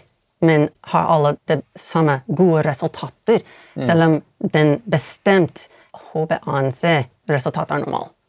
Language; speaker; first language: Swedish; non-native, fluent; English